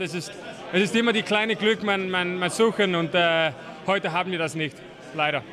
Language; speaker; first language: German; non-native, learner; Danish